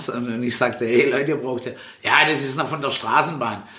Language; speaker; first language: German; early bilingual, other home language; Italian